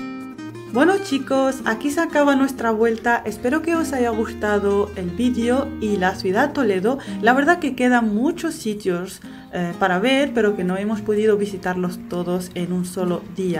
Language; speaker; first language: Spanish; non-native, fluent; Arabic